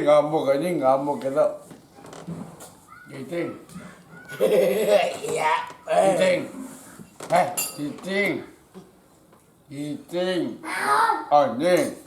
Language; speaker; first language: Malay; non-native, local second language; Sundanese